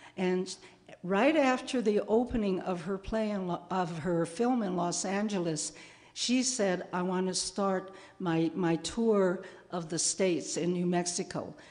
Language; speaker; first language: English; native; English